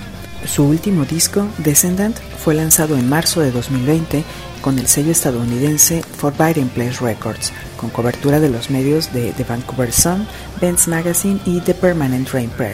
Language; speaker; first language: Spanish; native; Spanish